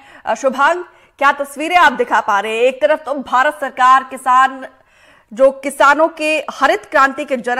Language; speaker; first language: Hindi; native; Hindi